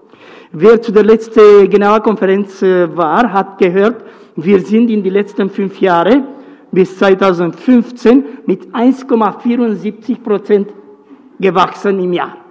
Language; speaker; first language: German; non-native, fluent; Romanian